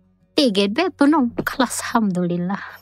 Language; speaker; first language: Arabic; non-native, learner; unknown